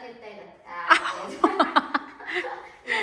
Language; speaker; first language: Dutch; non-native, learner; Vietnamese